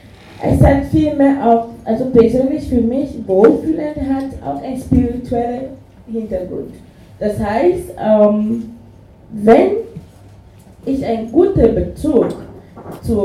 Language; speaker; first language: German; non-native, fluent; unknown